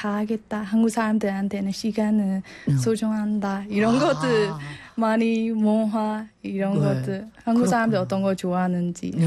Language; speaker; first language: Korean; non-native, learner; Burmese